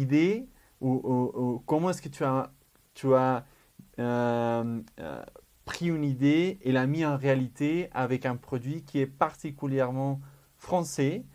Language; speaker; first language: French; non-native, fluent; Spanish